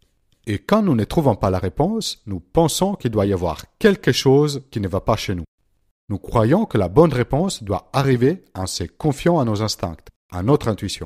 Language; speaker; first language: French; non-native, fluent; Italian